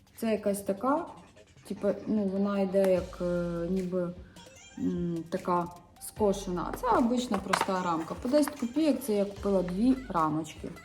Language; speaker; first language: Ukrainian; non-native, local second language; Russian